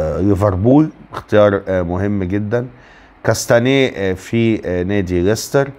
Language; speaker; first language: Arabic; native; Arabic